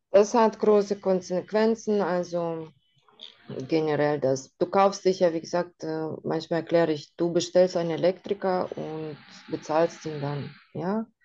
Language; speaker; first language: German; non-native, fluent; Russian